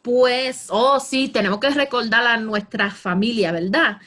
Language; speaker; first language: Spanish; early bilingual, heritage; Spanish